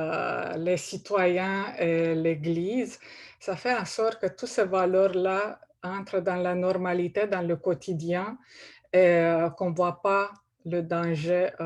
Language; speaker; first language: French; non-native, fluent; Romanian